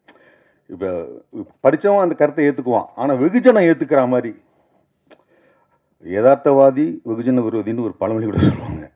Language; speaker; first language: Tamil; native; Tamil